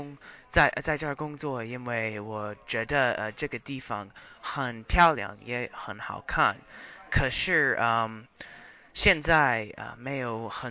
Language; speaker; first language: Chinese; non-native, learner; English